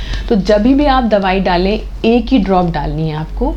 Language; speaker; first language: Hindi; native; Hindi